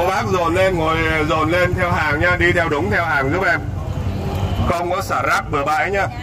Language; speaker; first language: Vietnamese; native; Vietnamese